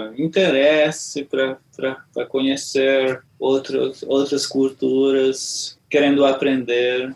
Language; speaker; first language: Portuguese; non-native, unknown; Hungarian